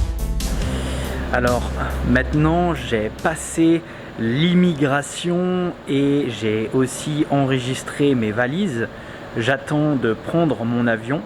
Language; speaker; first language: French; native; French